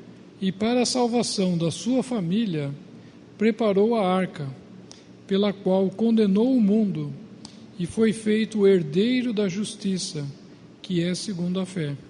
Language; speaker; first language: Portuguese; native; Portuguese